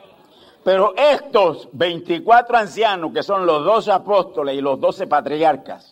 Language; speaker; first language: Spanish; native; Spanish